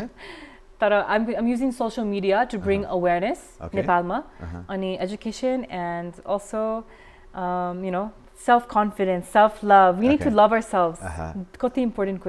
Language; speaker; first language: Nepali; early bilingual, heritage; English